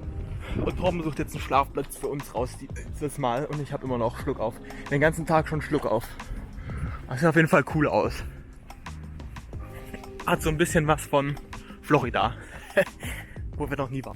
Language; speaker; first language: German; native; German